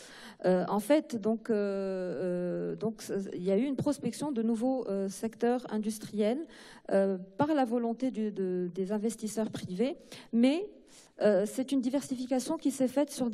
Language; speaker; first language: French; non-native, local second language; Arabic